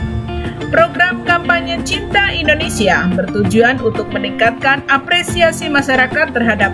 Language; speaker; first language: Indonesian; native; Indonesian